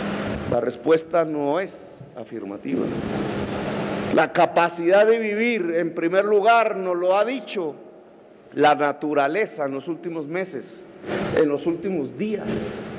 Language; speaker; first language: Spanish; native; Spanish